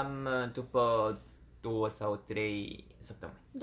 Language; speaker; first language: Romanian; non-native, learner; Korean